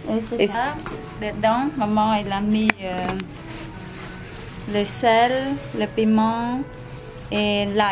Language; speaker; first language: French; non-native, fluent; Khmer